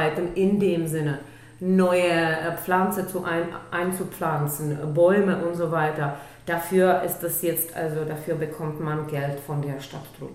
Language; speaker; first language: German; non-native, local second language; Czech